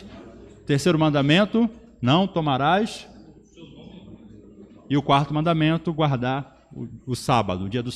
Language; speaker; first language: Portuguese; native; Portuguese